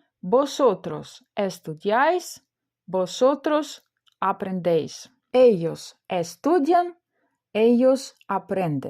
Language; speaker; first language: Spanish; non-native, fluent; Ukrainian